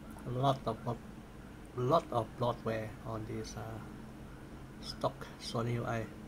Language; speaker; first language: English; non-native, local second language; Malay